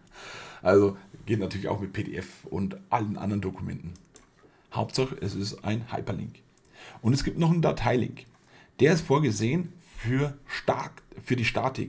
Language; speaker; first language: German; native; German